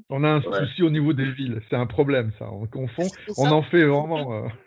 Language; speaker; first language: French; native; French